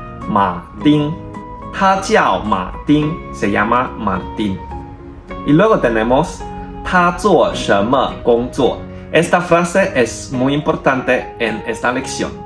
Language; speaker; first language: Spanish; non-native, fluent; Chinese